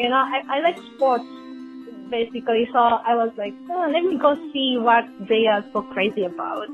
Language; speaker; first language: English; non-native, fluent; Japanese